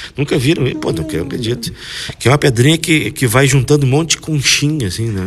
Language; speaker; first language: Portuguese; native; Portuguese